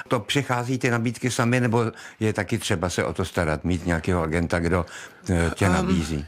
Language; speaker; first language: Czech; native; Czech